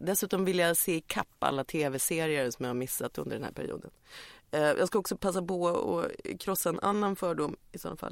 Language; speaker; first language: Swedish; native; Swedish